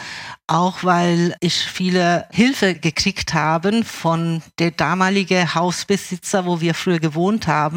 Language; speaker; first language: German; early bilingual, other home language; Italian